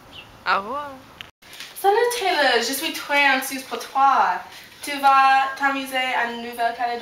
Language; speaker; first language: French; non-native, learner; English